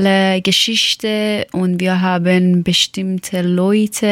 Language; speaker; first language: German; non-native, learner; Persian